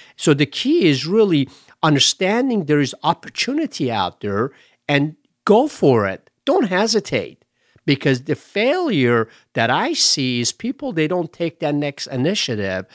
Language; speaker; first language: English; non-native, fluent; Persian